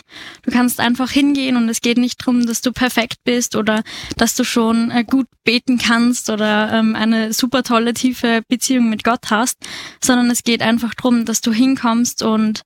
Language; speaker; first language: German; native; German